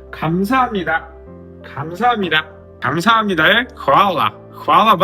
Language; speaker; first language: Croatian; non-native, fluent; Korean